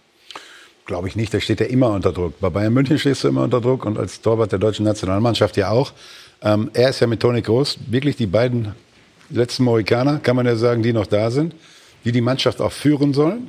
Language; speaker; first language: German; native; German